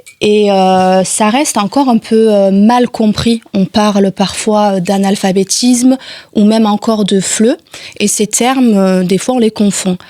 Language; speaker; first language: French; native; French